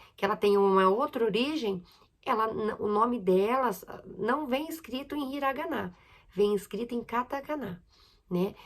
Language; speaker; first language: Portuguese; native; Portuguese